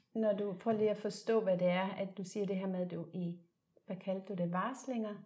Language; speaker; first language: Danish; native; Danish